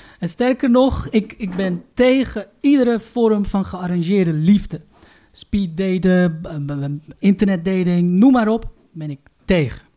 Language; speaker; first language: Dutch; early bilingual, other home language; Turkish